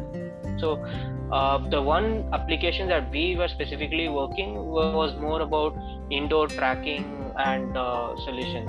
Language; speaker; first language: English; non-native, local second language; Tamil